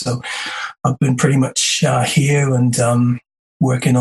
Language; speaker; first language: English; native; English